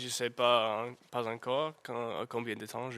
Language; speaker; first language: French; non-native, learner; English